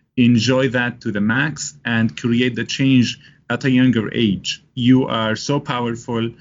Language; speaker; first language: English; non-native, fluent; Arabic